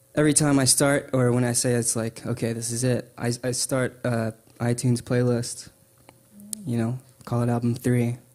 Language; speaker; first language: English; native; English